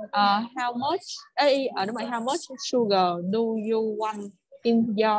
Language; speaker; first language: English; non-native, learner; Vietnamese